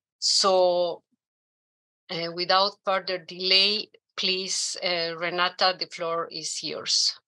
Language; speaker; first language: English; non-native, fluent; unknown